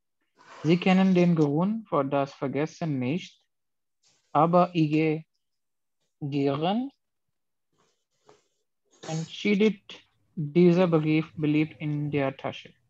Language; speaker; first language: German; non-native, learner; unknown